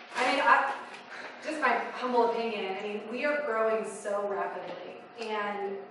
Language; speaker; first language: English; native; English